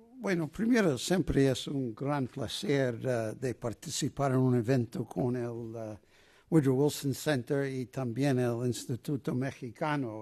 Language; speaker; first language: Spanish; non-native, fluent; English